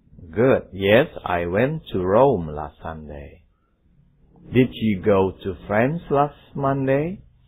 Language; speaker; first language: English; non-native, fluent; Indonesian